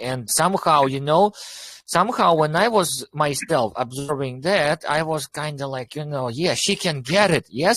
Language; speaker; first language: English; non-native, fluent; Russian